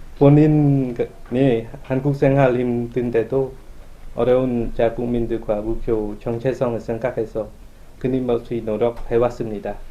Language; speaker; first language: Korean; non-native, fluent; Khmer